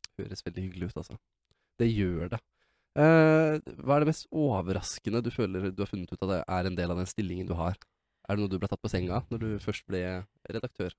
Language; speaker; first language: Norwegian; native; Norwegian